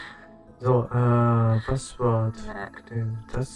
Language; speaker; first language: German; non-native, learner; Japanese